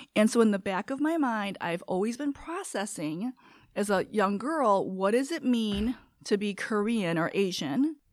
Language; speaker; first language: English; early bilingual, other home language; Korean